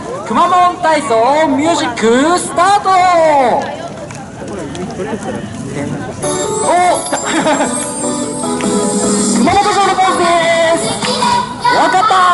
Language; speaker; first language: Japanese; native; Japanese